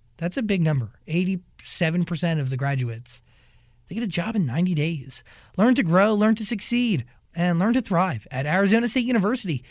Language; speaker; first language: English; native; English